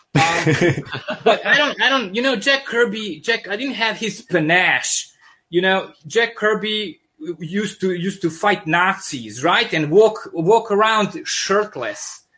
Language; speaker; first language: English; non-native, fluent; Serbian